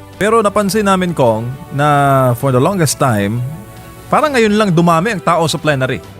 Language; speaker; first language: Filipino; native; Filipino